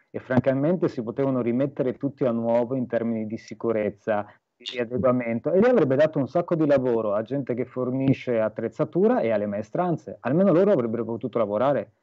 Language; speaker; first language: Italian; native; Italian